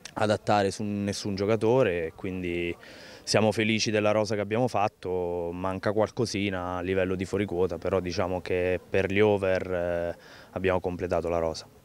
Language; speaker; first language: Italian; native; Italian